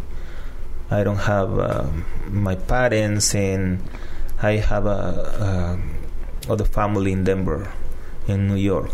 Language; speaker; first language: English; non-native, fluent; Spanish